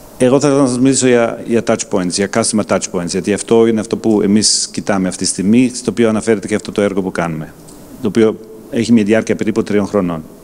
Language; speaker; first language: Greek; non-native, fluent; German